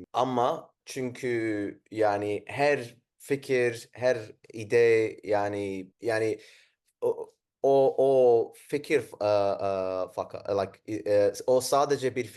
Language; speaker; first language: Turkish; non-native, learner; Arabic